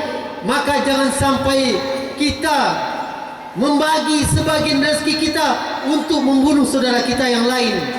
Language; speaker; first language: Indonesian; native; Indonesian